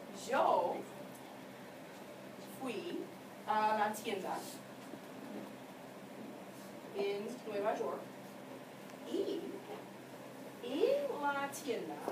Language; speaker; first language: Spanish; non-native, fluent; English